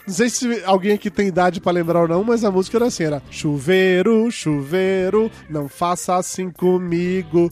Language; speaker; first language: Portuguese; native; Portuguese